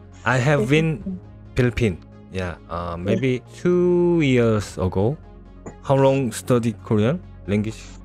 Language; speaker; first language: English; non-native, learner; Korean